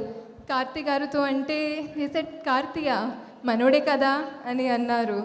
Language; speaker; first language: Telugu; non-native, fluent; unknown